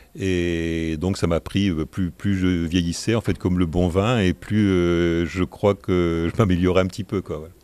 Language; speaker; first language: French; native; French